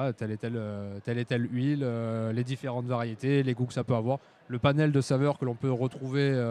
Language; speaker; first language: French; native; French